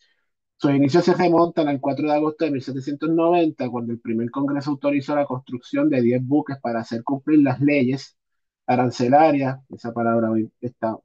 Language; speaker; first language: Spanish; native; Spanish